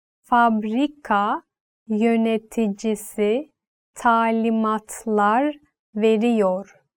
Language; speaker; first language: Turkish; native; Turkish